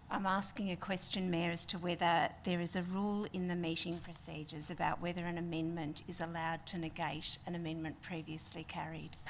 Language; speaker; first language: English; native; English